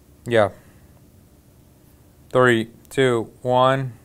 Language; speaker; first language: English; native; English